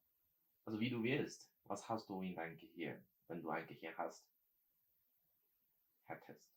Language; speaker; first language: German; non-native, learner; Chinese